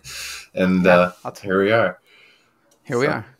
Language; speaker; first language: English; native; English